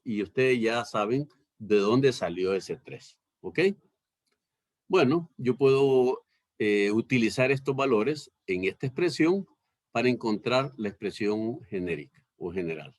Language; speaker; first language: Spanish; native; Spanish